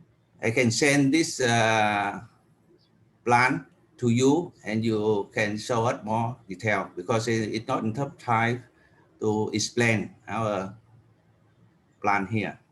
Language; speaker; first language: English; non-native, learner; Vietnamese